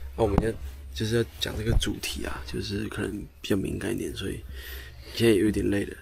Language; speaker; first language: Chinese; native; Chinese